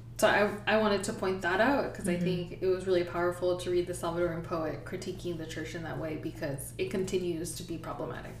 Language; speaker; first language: English; early bilingual, other home language; Spanish